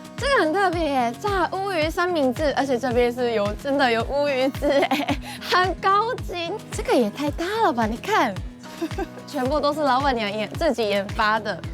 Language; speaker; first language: Chinese; non-native, fluent; Japanese